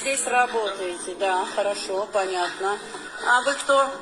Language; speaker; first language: Russian; non-native, fluent; Armenian